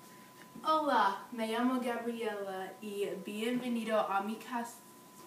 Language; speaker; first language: Spanish; non-native, learner; English